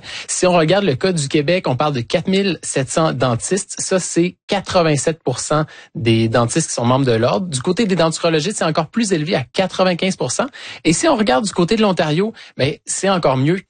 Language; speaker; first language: French; native; French